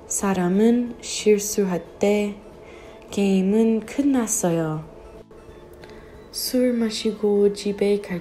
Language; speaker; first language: Korean; non-native, learner; English